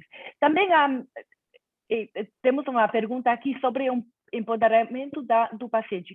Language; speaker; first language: Portuguese; non-native, fluent; Spanish